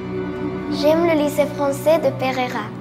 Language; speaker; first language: French; non-native, learner; Spanish